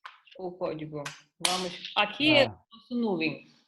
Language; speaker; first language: Portuguese; non-native, fluent; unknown